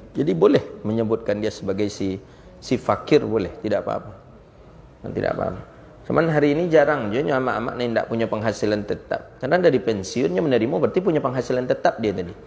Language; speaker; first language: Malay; non-native, local second language; Minangkabau